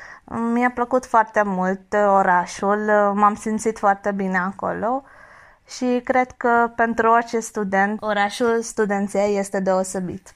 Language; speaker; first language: Romanian; non-native, fluent; Hungarian